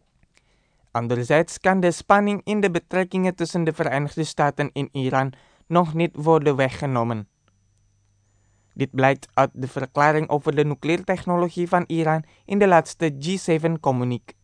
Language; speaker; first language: Dutch; non-native, fluent; Indonesian